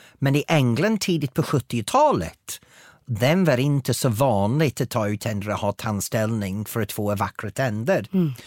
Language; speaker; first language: Swedish; non-native, fluent; English